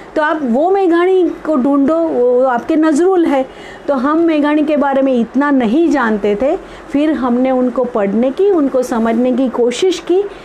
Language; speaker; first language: Hindi; non-native, local second language; Gujarati